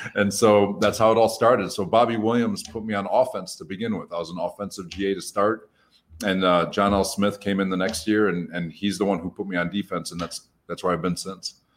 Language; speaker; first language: English; native; English